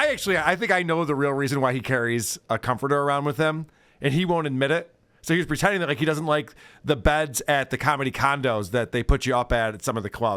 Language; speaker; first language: English; native; English